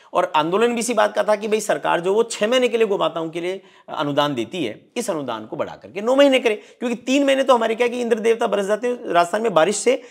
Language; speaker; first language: Hindi; native; Hindi